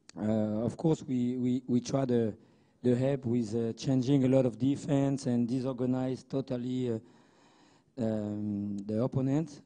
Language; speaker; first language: English; non-native, fluent; French